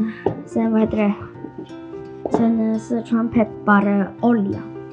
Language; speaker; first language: Swedish; non-native, learner; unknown